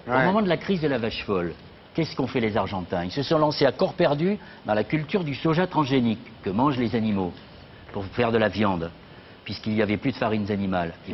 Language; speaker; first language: French; native; French